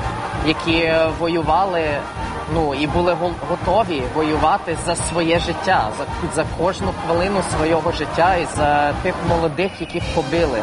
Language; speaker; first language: Ukrainian; non-native, fluent; English